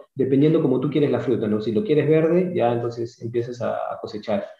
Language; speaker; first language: Spanish; early bilingual, other home language; English